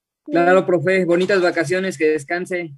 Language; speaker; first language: Spanish; native; Spanish